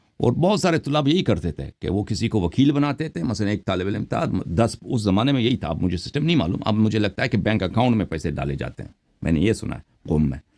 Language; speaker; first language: Urdu; early bilingual, heritage; Urdu